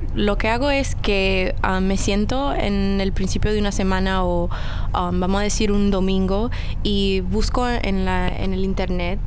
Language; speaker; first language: Spanish; early bilingual, heritage; Spanish